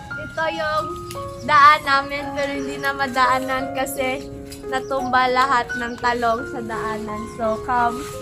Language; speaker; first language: Filipino; non-native, local second language; Cebuano